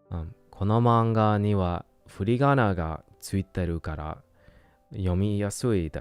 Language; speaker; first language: Japanese; non-native, learner; English